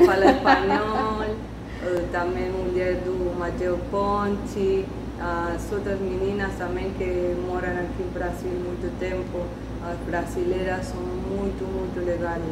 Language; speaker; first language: Portuguese; non-native, learner; Spanish